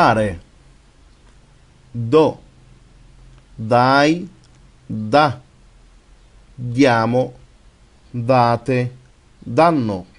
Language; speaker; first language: Italian; non-native, fluent; Arabic